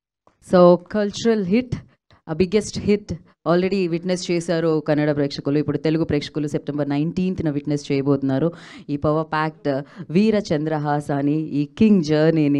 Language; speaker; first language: Telugu; native; Telugu